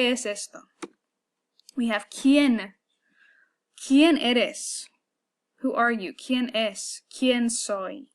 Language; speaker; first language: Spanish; non-native, fluent; English